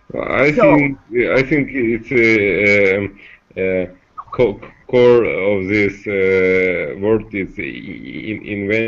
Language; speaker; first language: English; non-native, learner; Russian